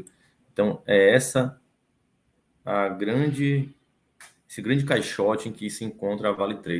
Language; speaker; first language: Portuguese; native; Portuguese